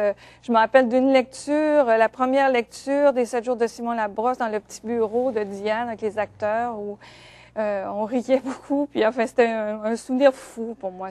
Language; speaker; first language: French; native; French